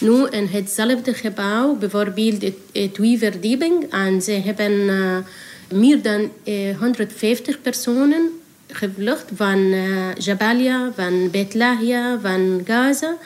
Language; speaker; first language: Dutch; non-native, learner; Arabic